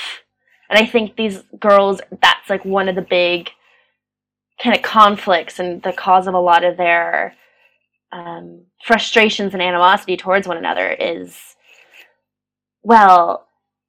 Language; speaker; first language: English; native; English